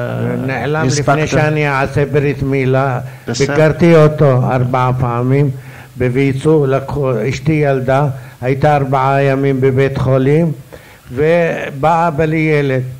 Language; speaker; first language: Hebrew; non-native, fluent; Arabic